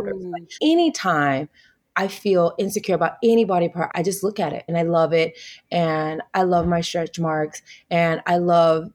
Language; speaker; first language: English; native; English